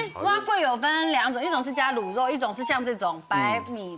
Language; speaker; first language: Chinese; native; Chinese